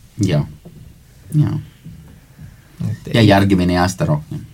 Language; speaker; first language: Estonian; non-native, learner; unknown